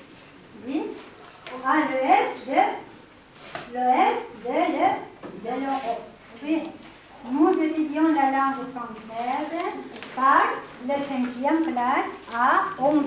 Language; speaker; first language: French; non-native, fluent; Yakut